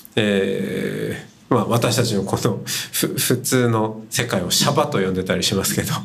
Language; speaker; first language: Japanese; native; Japanese